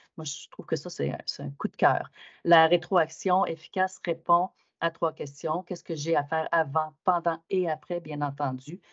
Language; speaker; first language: French; native; French